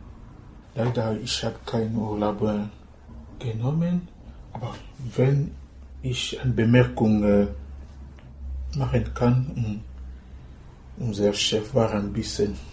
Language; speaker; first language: German; non-native, learner; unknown